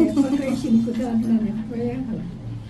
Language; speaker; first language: Russian; non-native, fluent; Estonian